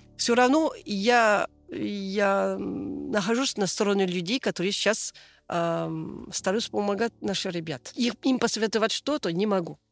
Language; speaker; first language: Russian; non-native, learner; French